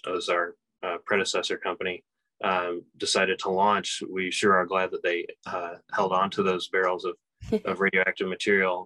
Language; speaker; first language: English; native; English